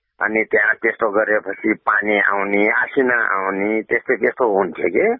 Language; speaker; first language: Nepali; non-native, local second language; Gurung